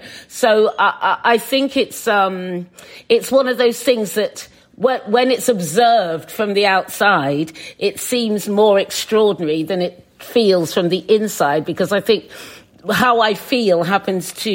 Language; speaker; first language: English; native; English